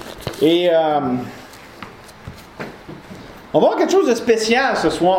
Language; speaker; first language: French; native; French